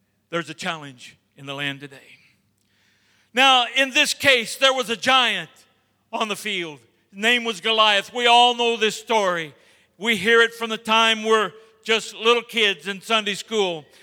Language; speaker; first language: English; native; English